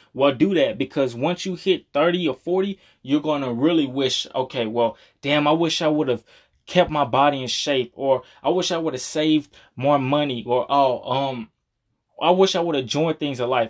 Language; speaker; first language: English; native; English